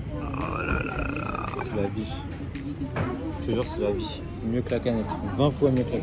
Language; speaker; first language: French; native; French